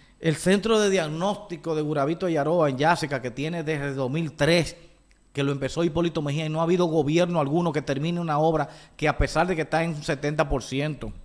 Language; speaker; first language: Spanish; native; Spanish